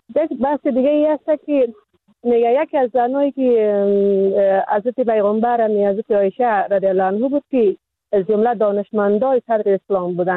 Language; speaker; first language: Persian; native; Persian